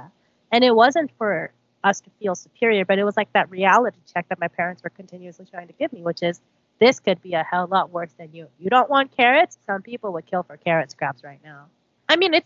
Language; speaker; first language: English; early bilingual, other home language; Korean